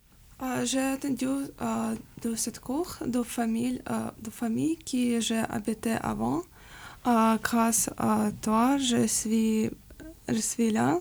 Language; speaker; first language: French; non-native, learner; Ukrainian